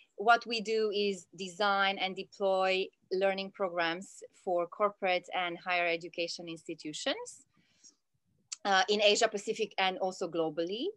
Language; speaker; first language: English; non-native, fluent; Italian